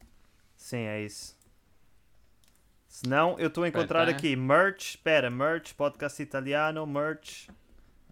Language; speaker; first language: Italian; non-native, learner; Portuguese